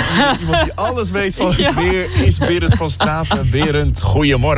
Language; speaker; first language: Dutch; native; Dutch